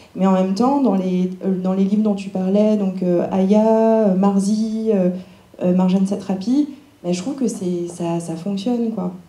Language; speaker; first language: French; early bilingual, other home language; Cantonese